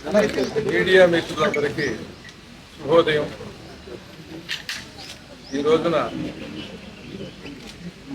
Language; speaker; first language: Telugu; native; Telugu